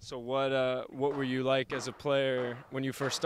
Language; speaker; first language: English; native; English